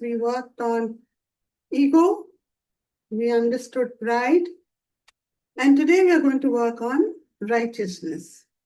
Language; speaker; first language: English; non-native, local second language; Hindi